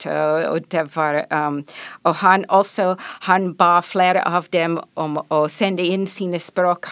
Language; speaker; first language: Norwegian; non-native, fluent; English